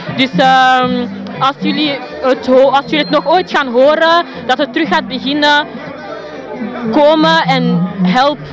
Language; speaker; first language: Dutch; non-native, local second language; French